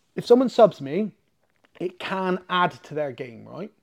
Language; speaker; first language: English; native; English